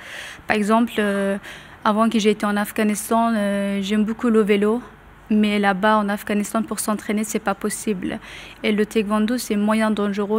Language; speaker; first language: French; non-native, learner; Persian